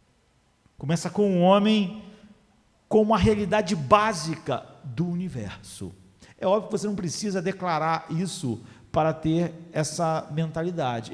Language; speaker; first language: Portuguese; native; Portuguese